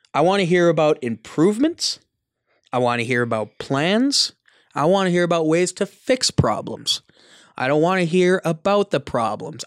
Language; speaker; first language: English; early bilingual, other home language; Italian